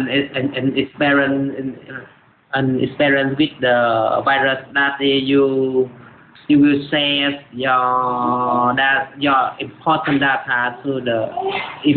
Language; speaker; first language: English; non-native, learner; Vietnamese